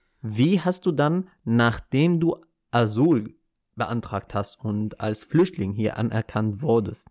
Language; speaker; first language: German; non-native, fluent; Arabic